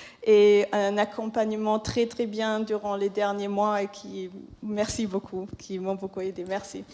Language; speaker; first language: French; non-native, fluent; German